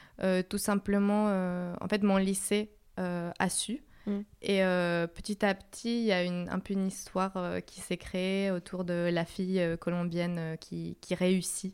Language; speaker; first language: French; non-native, fluent; Spanish